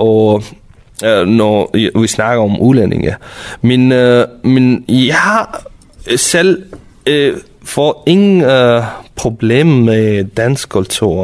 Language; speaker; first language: Danish; non-native, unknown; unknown